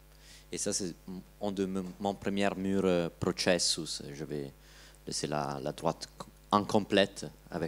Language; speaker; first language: French; non-native, learner; Italian